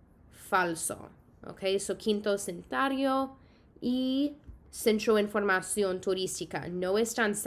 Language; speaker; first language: Spanish; non-native, fluent; English